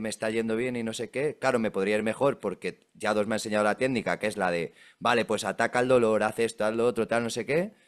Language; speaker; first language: Spanish; native; Spanish